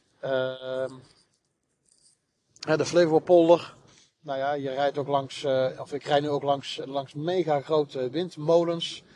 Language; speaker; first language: Dutch; native; Dutch